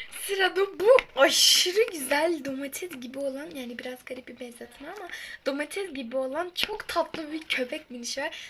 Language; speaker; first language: Turkish; native; Turkish